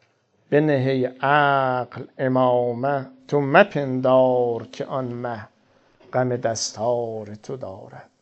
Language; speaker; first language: Persian; native; Persian